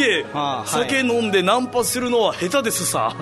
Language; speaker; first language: Japanese; native; Japanese